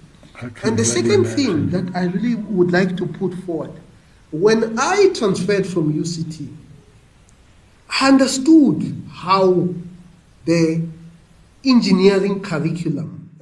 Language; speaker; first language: English; non-native, local second language; Venda